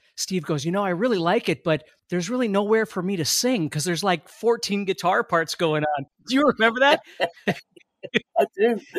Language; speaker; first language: English; native; English